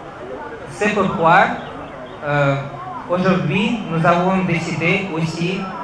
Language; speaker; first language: French; non-native, fluent; Russian